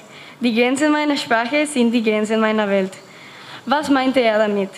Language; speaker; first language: German; non-native, fluent; Spanish